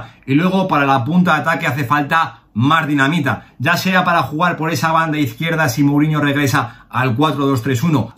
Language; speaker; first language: Spanish; native; Spanish